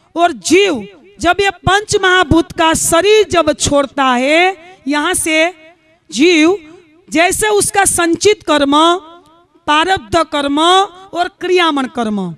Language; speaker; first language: Hindi; non-native, local second language; Gujarati